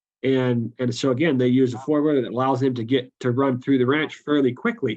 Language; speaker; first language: English; native; English